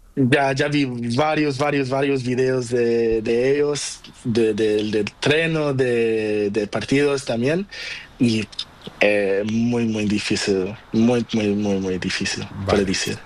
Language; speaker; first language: Spanish; non-native, learner; Portuguese